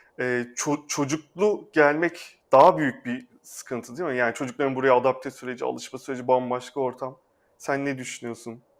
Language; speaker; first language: Turkish; native; Turkish